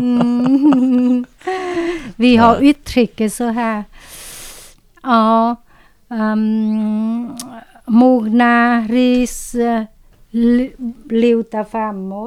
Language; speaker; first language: Swedish; non-native, learner; Vietnamese